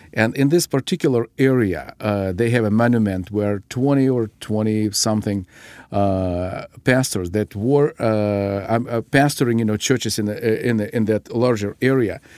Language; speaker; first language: English; non-native, fluent; Ukrainian